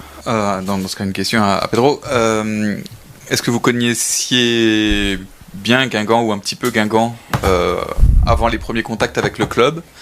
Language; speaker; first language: French; native; French